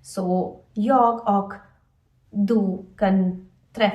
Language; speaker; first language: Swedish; non-native, fluent; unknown